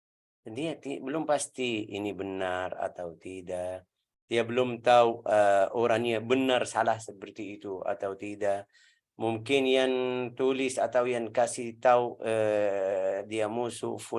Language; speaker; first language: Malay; non-native, learner; Arabic